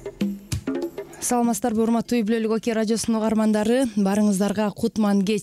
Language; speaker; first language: Kyrgyz; native; Kyrgyz